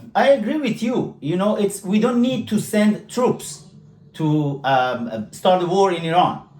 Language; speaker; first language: English; non-native, fluent; Persian